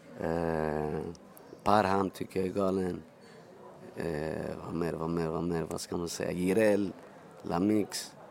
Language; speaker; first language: Swedish; early bilingual, other home language; Spanish